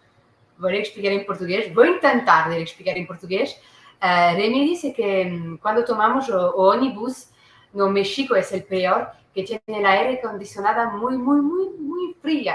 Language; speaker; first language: Portuguese; non-native, learner; French